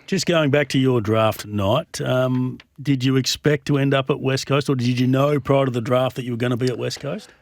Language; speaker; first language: English; native; English